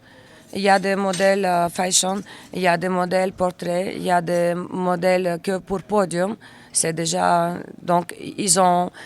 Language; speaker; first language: French; non-native, learner; Russian